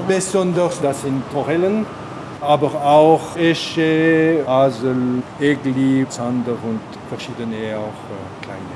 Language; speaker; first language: German; non-native, local second language; French